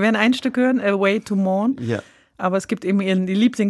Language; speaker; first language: German; native; German